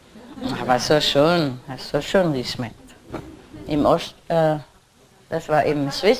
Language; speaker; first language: German; non-native, learner; Vietnamese